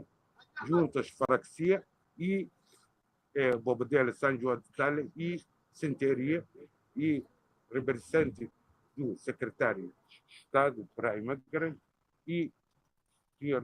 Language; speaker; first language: Portuguese; non-native, learner; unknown